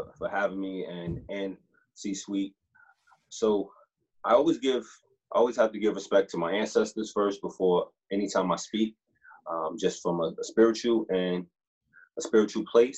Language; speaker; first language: English; native; English